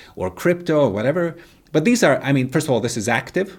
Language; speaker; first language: English; non-native, fluent; Latvian